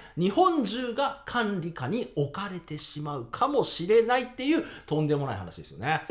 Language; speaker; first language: Japanese; native; Japanese